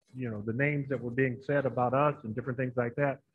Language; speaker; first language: English; native; English